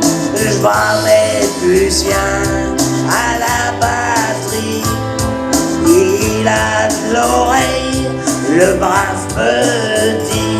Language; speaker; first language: French; native; French